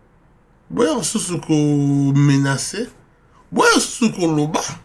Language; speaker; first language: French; non-native, local second language; Lingala